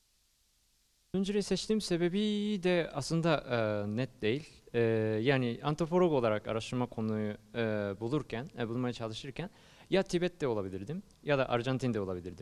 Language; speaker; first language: Turkish; non-native, fluent; Japanese